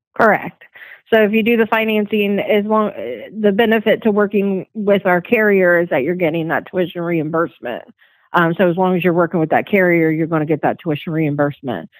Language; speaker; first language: English; native; English